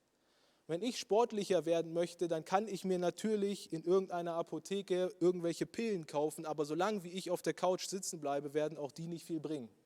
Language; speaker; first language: German; native; German